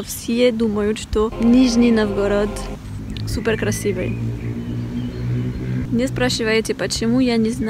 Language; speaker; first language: Russian; non-native, fluent; French